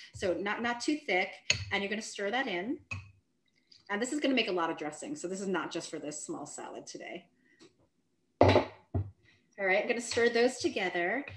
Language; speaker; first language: English; native; English